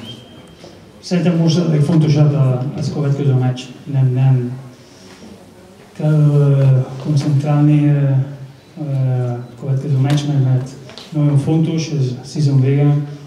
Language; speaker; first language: Hungarian; non-native, learner; Spanish